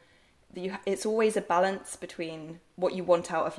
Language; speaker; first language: English; native; English